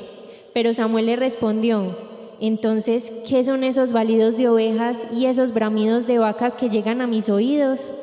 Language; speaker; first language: Spanish; native; Spanish